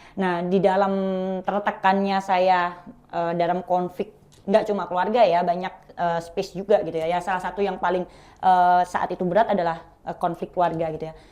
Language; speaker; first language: Indonesian; non-native, local second language; Madurese